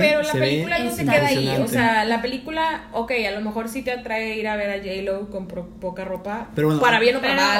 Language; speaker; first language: Spanish; native; Spanish